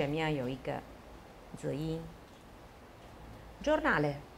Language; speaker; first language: Chinese; non-native, fluent; Italian